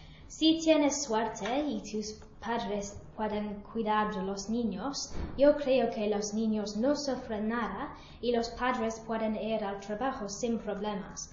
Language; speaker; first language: Spanish; non-native, learner; English